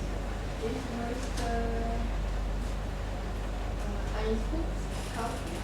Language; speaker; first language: German; non-native, learner; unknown